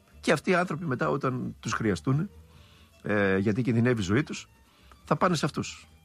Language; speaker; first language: Greek; native; Greek